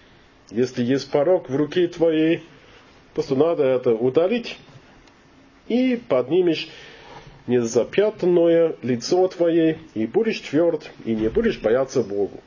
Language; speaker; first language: Russian; non-native, learner; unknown